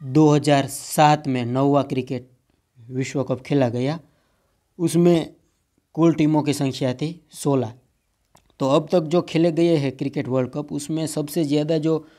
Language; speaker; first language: Hindi; non-native, local second language; Gujarati